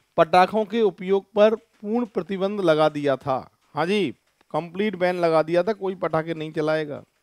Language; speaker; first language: Hindi; native; Hindi